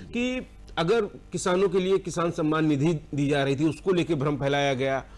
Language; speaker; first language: Hindi; native; Hindi